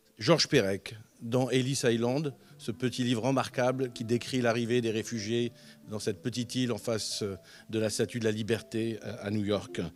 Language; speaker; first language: French; native; French